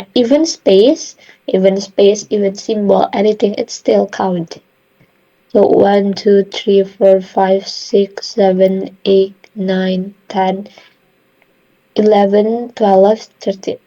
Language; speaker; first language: English; non-native, learner; Indonesian